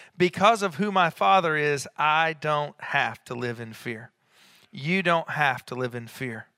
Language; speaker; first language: English; native; English